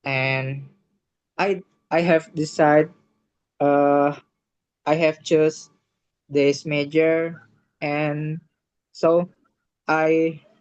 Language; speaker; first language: English; non-native, learner; Indonesian